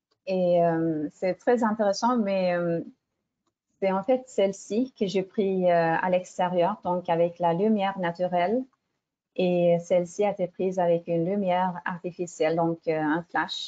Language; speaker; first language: French; non-native, fluent; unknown